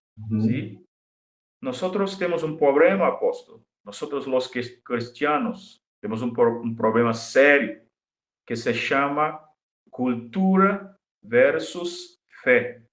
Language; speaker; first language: Spanish; non-native, fluent; Portuguese